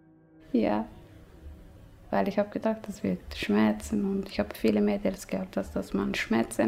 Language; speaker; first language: German; non-native, learner; Somali